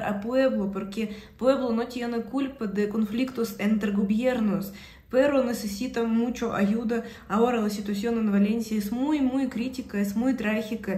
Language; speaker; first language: Spanish; non-native, fluent; Russian